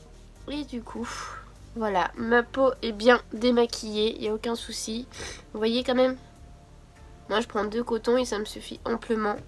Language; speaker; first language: French; native; French